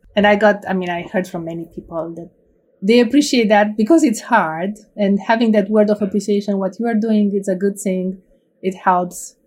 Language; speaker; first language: English; non-native, fluent; Romanian